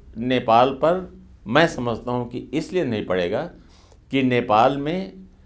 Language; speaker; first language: Hindi; native; Hindi